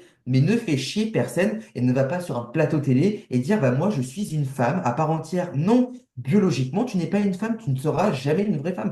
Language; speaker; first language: French; native; French